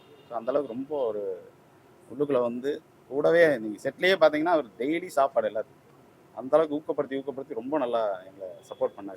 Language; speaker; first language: Tamil; native; Tamil